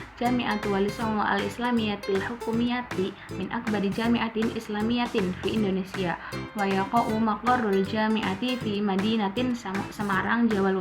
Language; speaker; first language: Arabic; non-native, learner; Indonesian